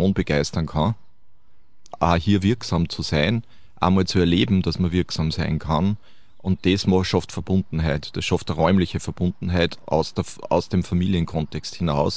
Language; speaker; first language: German; native; German